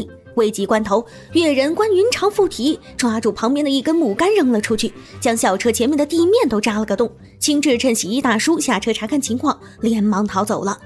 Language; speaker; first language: Chinese; native; Chinese